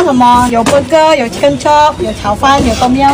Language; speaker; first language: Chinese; non-native, local second language; Malay